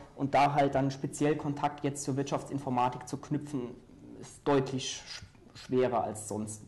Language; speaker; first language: German; native; German